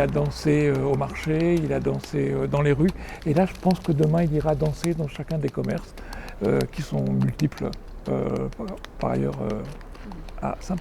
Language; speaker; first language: French; native; French